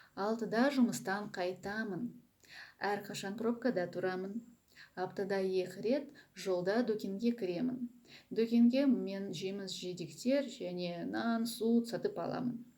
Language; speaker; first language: Kazakh; non-native, local second language; Russian